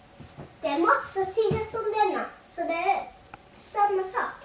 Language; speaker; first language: Swedish; early bilingual, other home language; Tigrinya